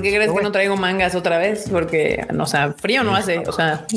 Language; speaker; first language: Spanish; native; Spanish